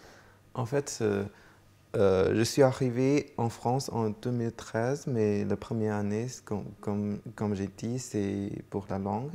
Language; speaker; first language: French; non-native, fluent; Chinese